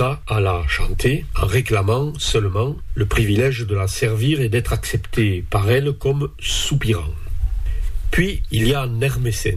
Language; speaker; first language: French; native; French